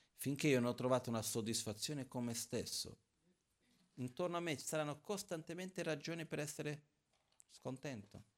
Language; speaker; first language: Italian; non-native, fluent; Portuguese